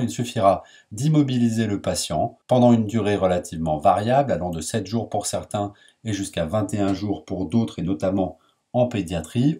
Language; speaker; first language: French; native; French